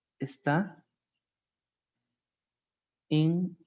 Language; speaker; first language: Spanish; native; Spanish